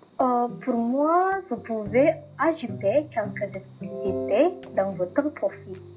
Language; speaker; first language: French; non-native, learner; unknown